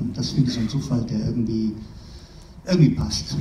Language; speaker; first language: German; native; German